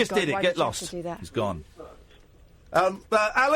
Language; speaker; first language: English; native; English